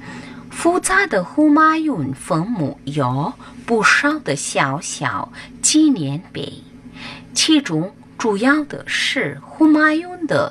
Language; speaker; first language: Chinese; non-native, fluent; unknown